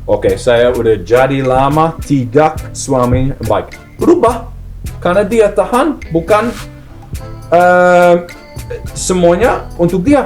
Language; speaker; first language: Indonesian; non-native, learner; English